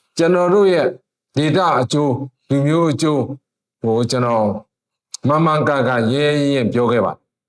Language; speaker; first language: Burmese; non-native, local second language; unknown